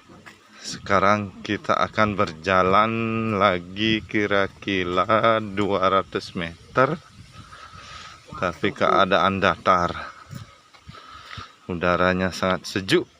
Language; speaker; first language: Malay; non-native, local second language; Balinese